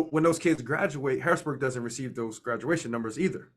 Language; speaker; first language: English; native; English